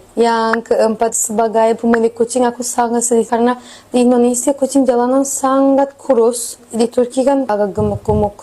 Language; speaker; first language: Indonesian; non-native, fluent; Turkish